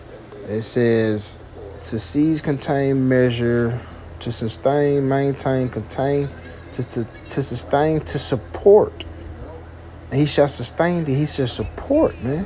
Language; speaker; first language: English; native; English